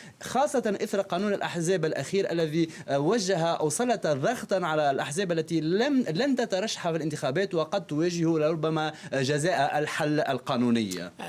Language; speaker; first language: Arabic; native; Arabic